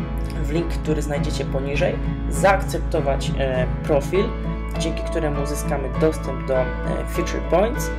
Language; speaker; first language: Polish; native; Polish